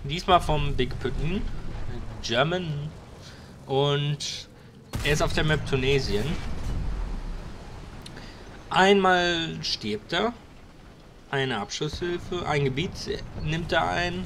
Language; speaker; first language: German; native; German